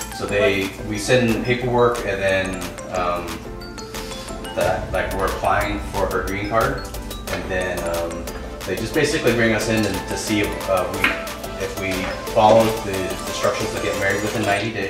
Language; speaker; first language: English; early bilingual, other home language; Vietnamese